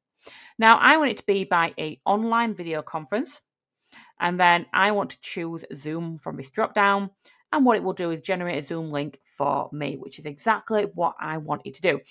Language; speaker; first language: English; native; English